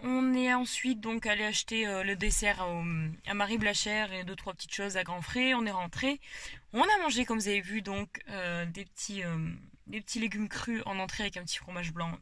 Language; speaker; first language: French; native; French